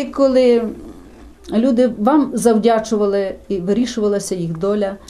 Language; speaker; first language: Ukrainian; native; Ukrainian